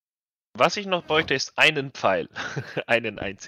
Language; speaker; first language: German; native; German